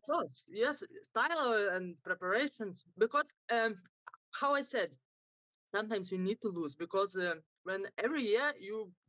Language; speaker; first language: English; non-native, learner; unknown